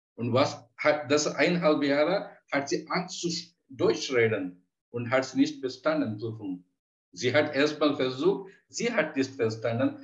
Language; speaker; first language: German; non-native, learner; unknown